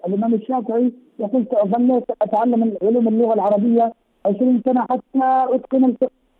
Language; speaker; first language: Arabic; non-native, fluent; Urdu